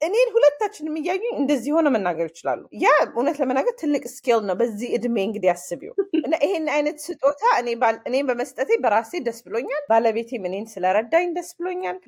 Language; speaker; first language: Amharic; early bilingual, heritage; Amharic